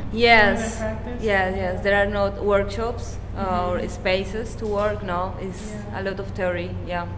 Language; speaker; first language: English; non-native, learner; Spanish